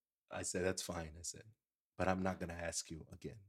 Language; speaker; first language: English; early bilingual, other home language; Spanish